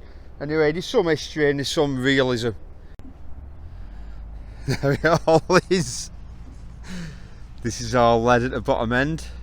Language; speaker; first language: English; native; English